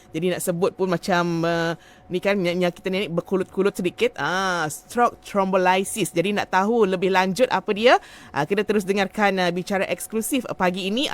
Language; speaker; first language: Malay; native; Malay